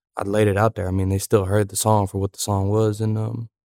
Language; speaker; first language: English; native; English